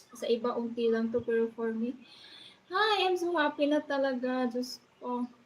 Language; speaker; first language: Filipino; non-native, local second language; Cebuano